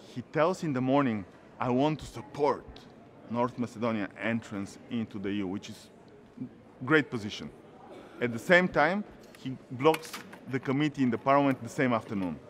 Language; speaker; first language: English; non-native, fluent; Bulgarian